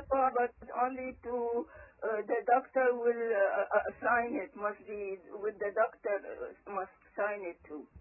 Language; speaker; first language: English; early bilingual, other home language; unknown